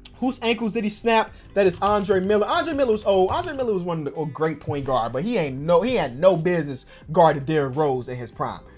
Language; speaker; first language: English; native; English